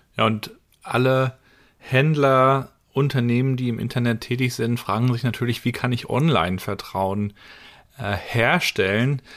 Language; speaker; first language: German; native; German